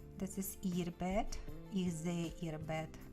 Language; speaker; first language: German; non-native, fluent; Ukrainian